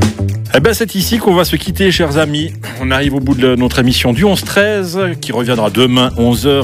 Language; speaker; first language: French; native; French